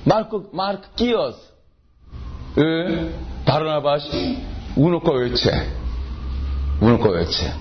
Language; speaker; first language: Hungarian; non-native, learner; Korean